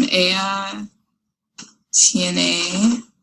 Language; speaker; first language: Spanish; non-native, learner; English